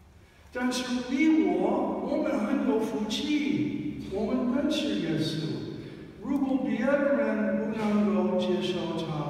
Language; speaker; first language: Chinese; non-native, fluent; English